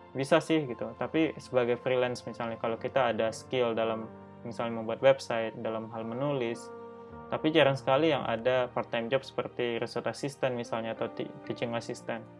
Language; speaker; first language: Indonesian; native; Indonesian